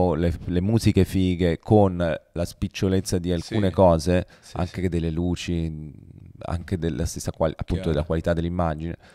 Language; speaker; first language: Italian; native; Italian